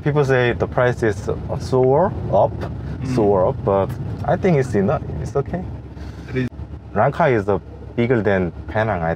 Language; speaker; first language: English; non-native, learner; Korean